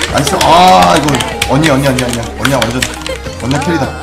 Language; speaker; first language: Korean; native; Korean